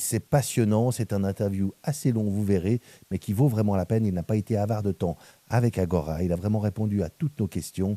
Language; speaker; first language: French; native; French